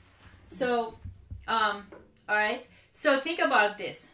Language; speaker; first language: English; non-native, fluent; Finnish